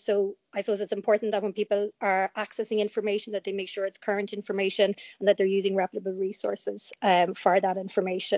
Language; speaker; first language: English; native; English